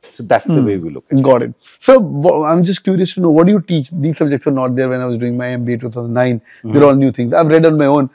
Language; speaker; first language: English; non-native, local second language; Punjabi